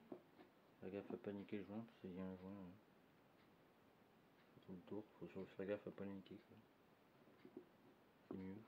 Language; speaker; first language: French; native; French